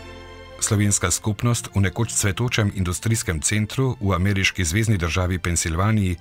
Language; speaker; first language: Slovenian; native; Slovenian